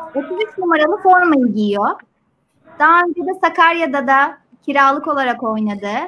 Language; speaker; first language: Turkish; native; Turkish